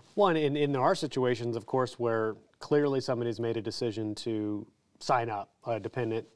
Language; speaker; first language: English; native; English